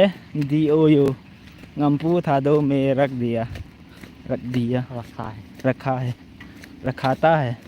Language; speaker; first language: Hindi; non-native, local second language; Thado Chin